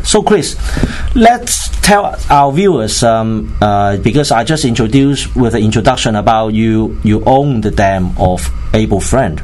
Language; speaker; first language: English; non-native, local second language; Cantonese